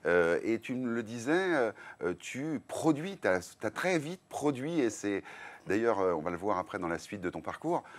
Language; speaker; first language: French; native; French